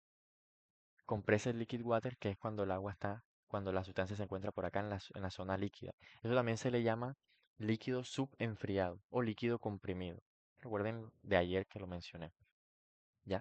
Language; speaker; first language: Spanish; native; Spanish